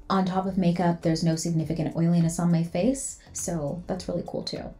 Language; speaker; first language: English; native; English